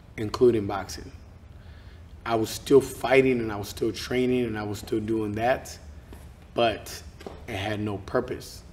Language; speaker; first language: English; early bilingual, other home language; Spanish